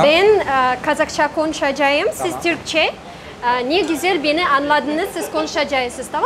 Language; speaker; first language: Turkish; non-native, learner; Kazakh